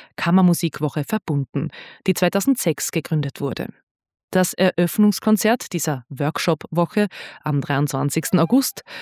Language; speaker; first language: German; native; German